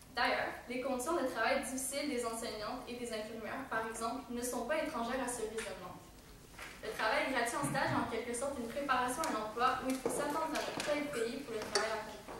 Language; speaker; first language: French; native; French